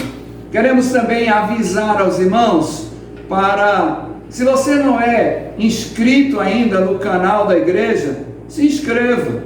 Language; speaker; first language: Portuguese; native; Portuguese